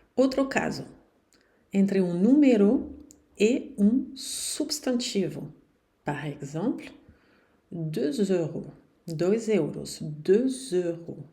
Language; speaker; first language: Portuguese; non-native, fluent; French